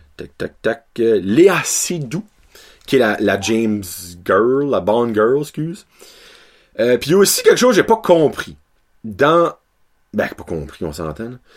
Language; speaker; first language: French; native; French